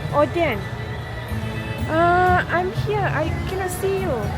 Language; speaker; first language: English; non-native, local second language; Malay